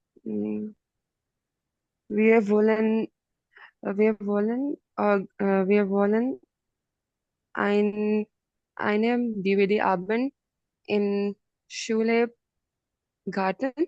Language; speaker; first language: German; non-native, learner; Urdu